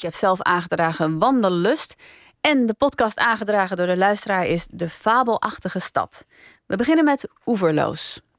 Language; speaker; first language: Dutch; native; Dutch